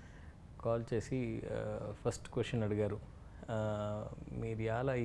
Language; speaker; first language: Telugu; non-native, learner; Tamil